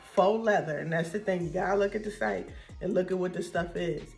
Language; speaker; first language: English; native; English